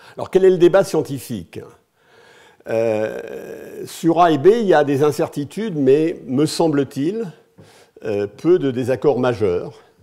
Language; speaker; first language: French; native; French